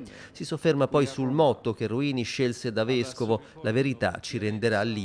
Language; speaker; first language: Italian; native; Italian